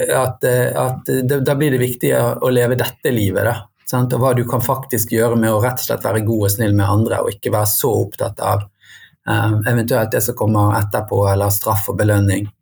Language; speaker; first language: Norwegian; native; Norwegian